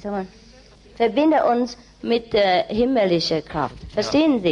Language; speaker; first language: German; non-native, learner; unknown